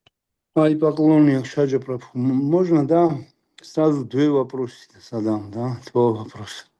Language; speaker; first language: Russian; non-native, local second language; Georgian